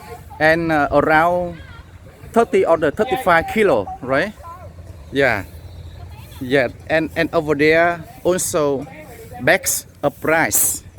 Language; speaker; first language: English; non-native, learner; Vietnamese